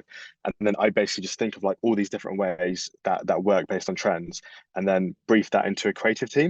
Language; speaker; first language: English; native; English